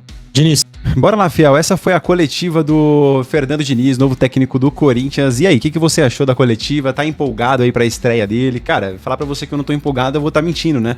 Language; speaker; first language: Portuguese; native; Portuguese